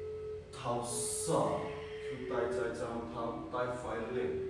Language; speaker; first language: Vietnamese; non-native, learner; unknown